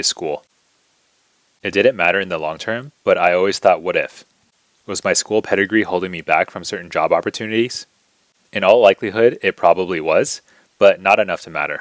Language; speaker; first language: English; native; English